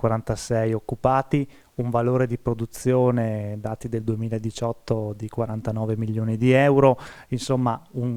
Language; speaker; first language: Italian; native; Italian